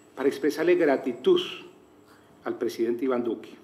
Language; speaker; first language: Spanish; native; Spanish